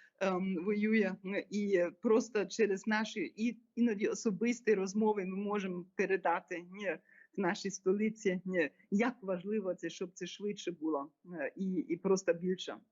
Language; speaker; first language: Ukrainian; non-native, fluent; German